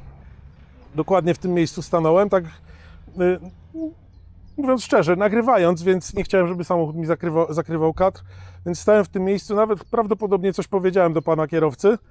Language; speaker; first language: Polish; native; Polish